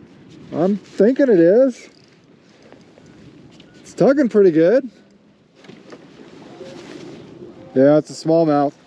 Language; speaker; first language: English; native; English